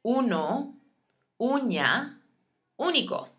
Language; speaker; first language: Spanish; early bilingual, heritage; Spanish